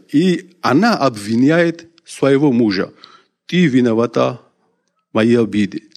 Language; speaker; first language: Russian; non-native, local second language; Georgian